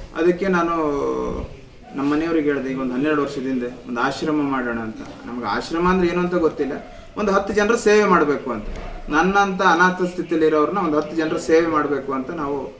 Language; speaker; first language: Kannada; native; Kannada